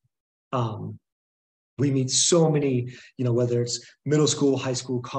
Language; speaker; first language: English; native; English